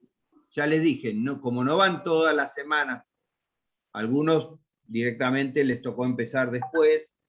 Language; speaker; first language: Spanish; native; Spanish